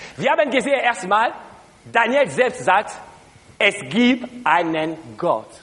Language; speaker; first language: German; non-native, learner; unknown